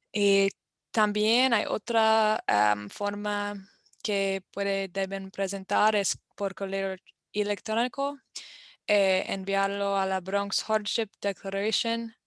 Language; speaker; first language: Spanish; non-native, fluent; English